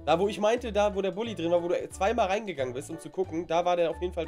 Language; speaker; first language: German; native; German